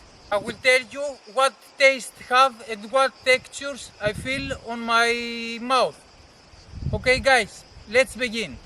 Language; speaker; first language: English; non-native, learner; Greek